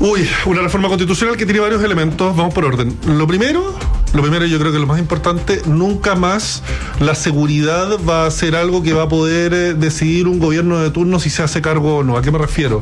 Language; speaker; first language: Spanish; native; Spanish